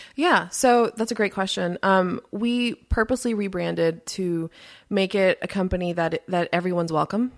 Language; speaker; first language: English; early bilingual, other home language; Spanish